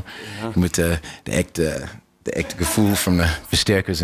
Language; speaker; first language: Dutch; non-native, learner; English